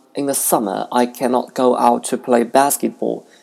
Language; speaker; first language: English; non-native, fluent; Chinese